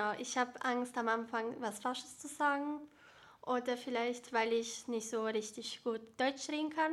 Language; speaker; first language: German; early bilingual, other home language; Bosnian